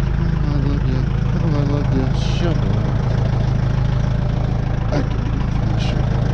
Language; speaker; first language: English; native; English